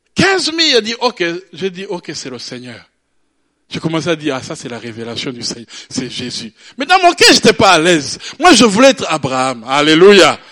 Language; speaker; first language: French; non-native, local second language; Rundi